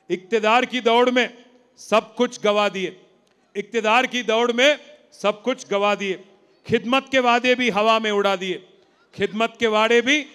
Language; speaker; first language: Hindi; non-native, local second language; Telugu